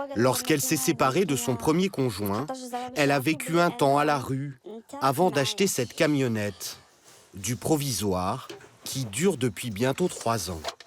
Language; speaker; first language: French; native; French